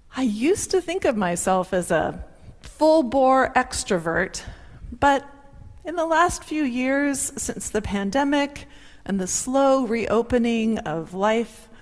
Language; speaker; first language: English; native; English